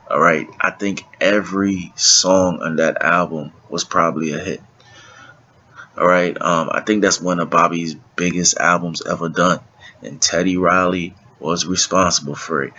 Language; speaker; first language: English; native; English